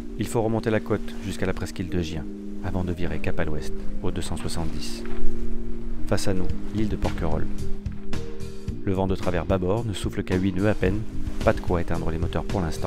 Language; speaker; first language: French; native; French